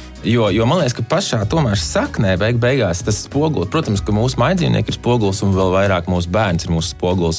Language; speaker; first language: Latvian; native; Latvian